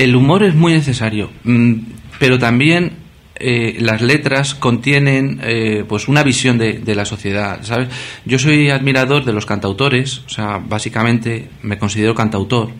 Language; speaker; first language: Spanish; native; Spanish